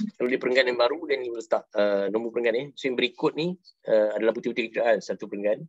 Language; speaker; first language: Malay; native; Malay